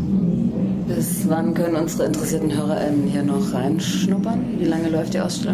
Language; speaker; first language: German; native; German